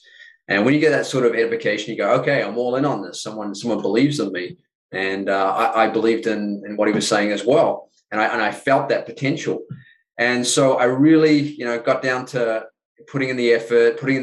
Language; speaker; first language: English; native; English